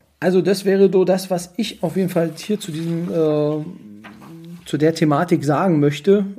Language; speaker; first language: German; native; German